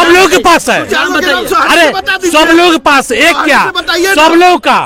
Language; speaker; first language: Hindi; native; Hindi